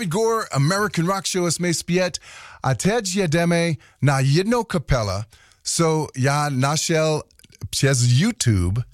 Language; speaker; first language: Czech; non-native, learner; English